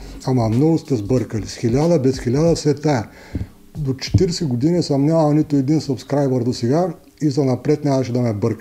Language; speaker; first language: Bulgarian; native; Bulgarian